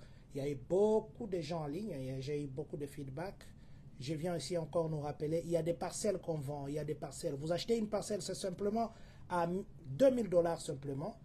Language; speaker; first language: French; non-native, local second language; Lingala